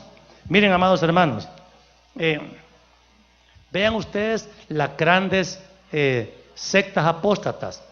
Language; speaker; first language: Spanish; native; Spanish